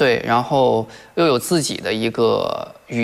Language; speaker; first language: Chinese; native; Chinese